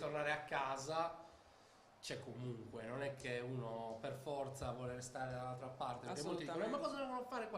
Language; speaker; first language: Italian; native; Italian